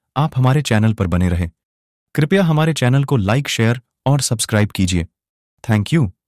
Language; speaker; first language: Hindi; non-native, local second language; Gujarati